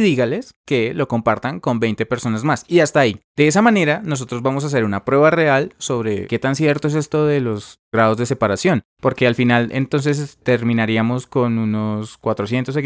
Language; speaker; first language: Spanish; native; Spanish